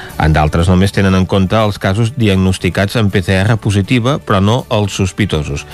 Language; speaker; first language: Catalan; native; Catalan